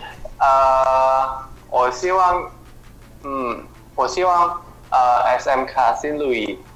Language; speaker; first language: Chinese; non-native, fluent; Indonesian